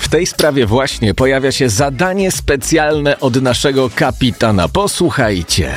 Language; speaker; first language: Polish; native; Polish